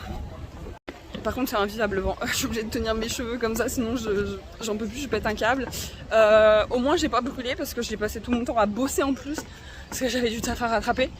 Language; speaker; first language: French; native; French